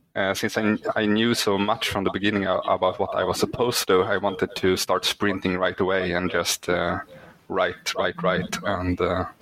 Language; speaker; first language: English; non-native, fluent; Swedish